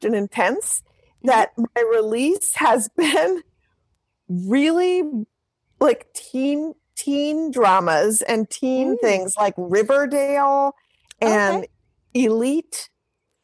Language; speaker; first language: English; native; English